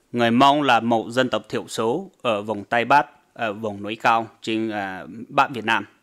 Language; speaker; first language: Vietnamese; non-native, local second language; Hmong